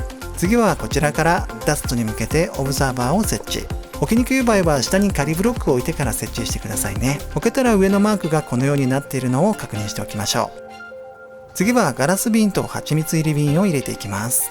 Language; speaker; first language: Japanese; native; Japanese